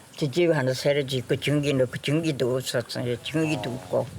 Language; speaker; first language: Korean; native; Korean